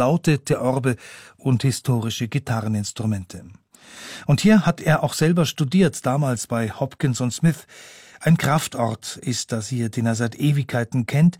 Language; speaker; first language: German; native; German